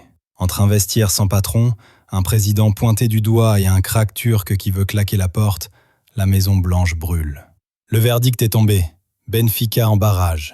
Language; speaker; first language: French; native; French